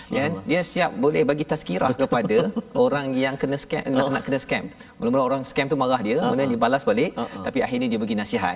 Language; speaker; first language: Malay; native; Malay